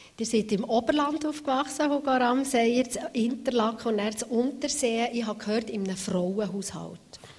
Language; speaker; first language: German; native; German